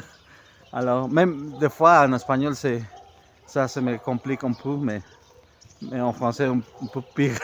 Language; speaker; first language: French; non-native, fluent; Spanish